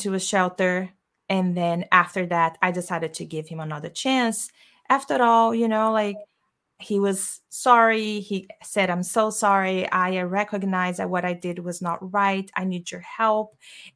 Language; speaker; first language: English; non-native, fluent; Portuguese